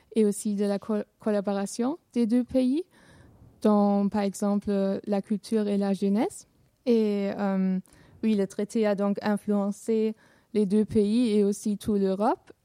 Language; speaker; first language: French; non-native, fluent; German